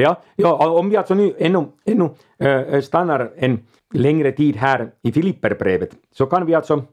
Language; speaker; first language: Swedish; non-native, local second language; Finnish